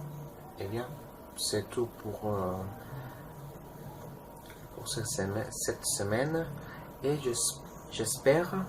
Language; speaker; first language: French; non-native, learner; Spanish